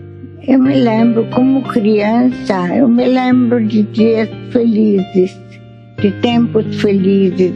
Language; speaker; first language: Portuguese; non-native, fluent; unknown